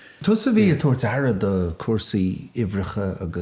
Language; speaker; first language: Irish; native; Irish